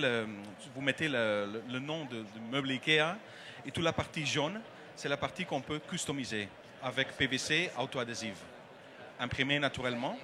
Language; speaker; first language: French; non-native, learner; Dutch